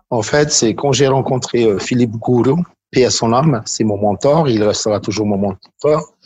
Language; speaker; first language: French; non-native, local second language; Malagasy